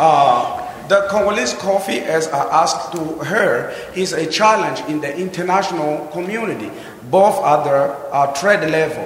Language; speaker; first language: English; non-native, fluent; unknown